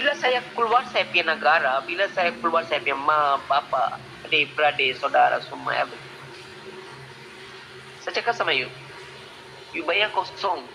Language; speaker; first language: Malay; non-native, learner; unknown